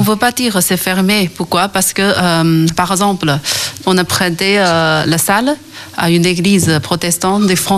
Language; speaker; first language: French; non-native, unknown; Chinese